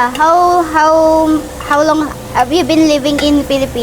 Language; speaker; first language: English; non-native, local second language; Filipino